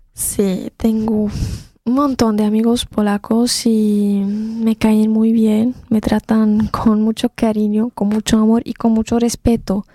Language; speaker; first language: Spanish; non-native, fluent; Arabic